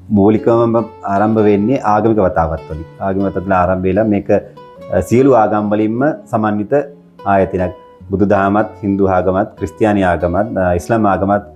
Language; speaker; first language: Sinhala; native; Sinhala